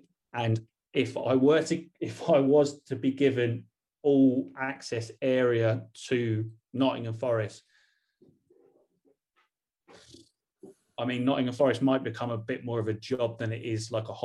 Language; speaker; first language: English; native; English